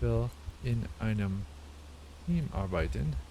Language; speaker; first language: German; non-native, learner; English